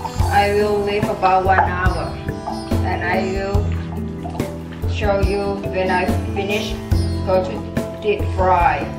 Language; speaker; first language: English; non-native, learner; Thai